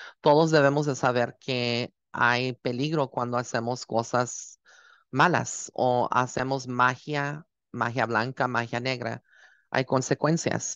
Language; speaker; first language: Spanish; early bilingual, heritage; Spanish